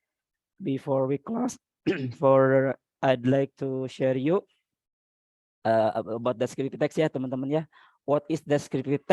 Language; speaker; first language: English; non-native, learner; Indonesian